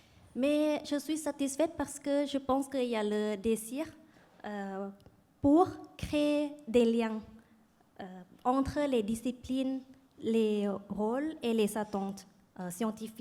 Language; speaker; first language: French; non-native, fluent; Thai